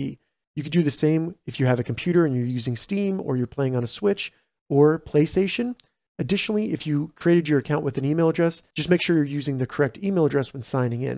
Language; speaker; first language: English; native; English